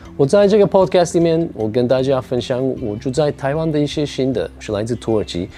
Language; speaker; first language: Chinese; non-native, fluent; Turkish